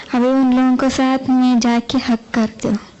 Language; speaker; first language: Hindi; non-native, local second language; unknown